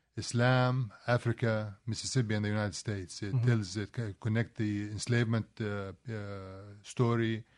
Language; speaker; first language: English; non-native, fluent; Arabic